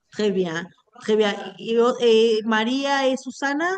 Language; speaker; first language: French; non-native, fluent; Spanish